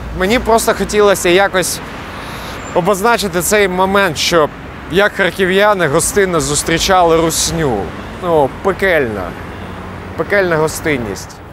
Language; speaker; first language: Ukrainian; non-native, local second language; Russian